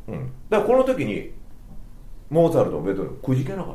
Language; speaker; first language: Japanese; native; Japanese